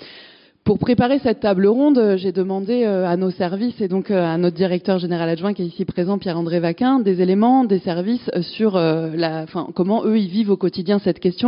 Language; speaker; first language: French; native; French